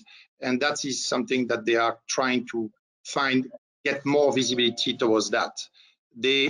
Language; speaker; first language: English; non-native, fluent; French